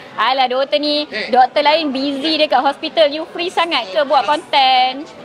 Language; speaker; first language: Malay; non-native, local second language; Tamil